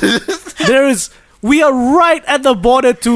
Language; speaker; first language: English; native; English